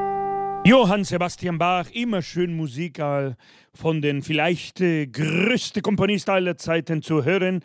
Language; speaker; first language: German; non-native, fluent; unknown